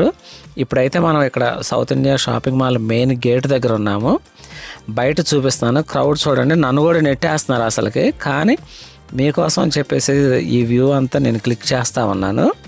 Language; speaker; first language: Telugu; native; Telugu